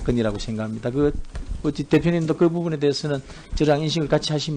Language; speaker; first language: Korean; native; Korean